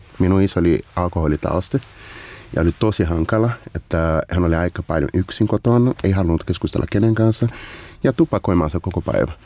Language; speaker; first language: Finnish; non-native, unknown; Portuguese